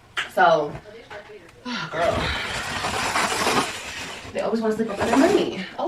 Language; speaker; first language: English; native; English